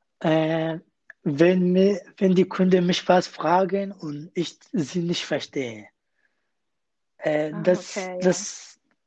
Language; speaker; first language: German; non-native, learner; Kurdish